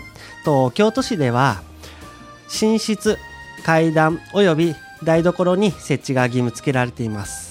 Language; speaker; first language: Japanese; native; Japanese